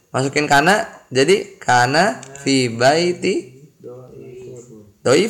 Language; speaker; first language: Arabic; non-native, fluent; Indonesian